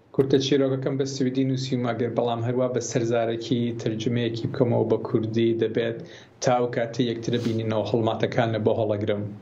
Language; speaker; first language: Central Kurdish; non-native, local second language; Gurani